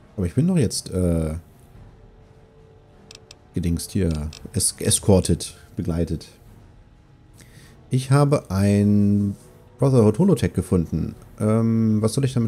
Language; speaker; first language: German; native; German